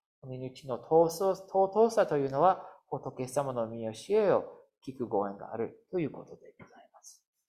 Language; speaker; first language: Japanese; non-native, fluent; English